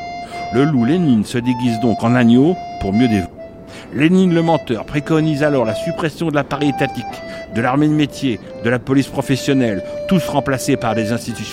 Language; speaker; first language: French; native; French